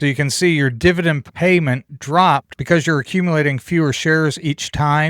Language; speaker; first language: English; native; English